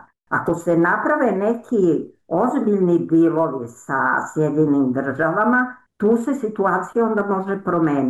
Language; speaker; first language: Serbian; native; Serbian